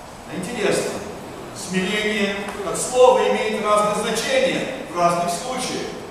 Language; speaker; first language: Russian; early bilingual, heritage; Russian